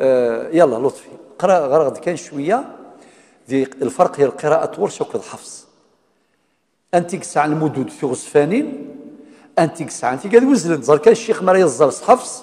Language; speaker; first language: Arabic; non-native, local second language; Kabyle